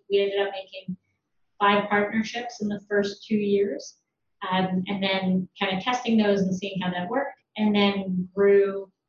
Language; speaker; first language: English; native; English